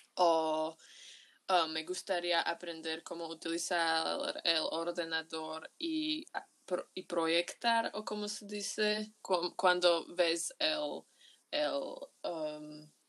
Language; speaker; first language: Spanish; non-native, fluent; Slovak